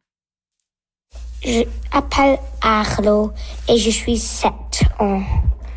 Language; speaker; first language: French; non-native, local second language; English